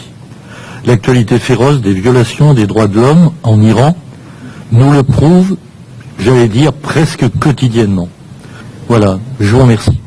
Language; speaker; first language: French; native; French